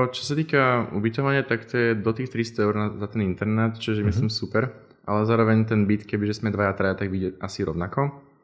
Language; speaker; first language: Slovak; native; Slovak